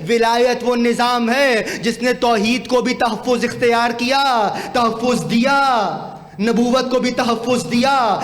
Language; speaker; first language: Urdu; native; Urdu